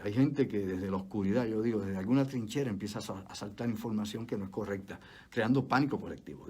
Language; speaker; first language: Spanish; native; Spanish